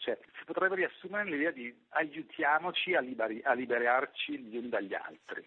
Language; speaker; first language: Italian; native; Italian